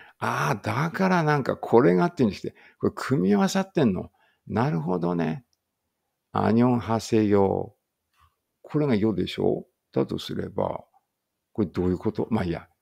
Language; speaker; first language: Japanese; native; Japanese